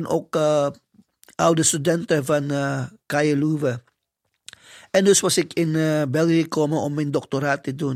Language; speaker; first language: Dutch; non-native, fluent; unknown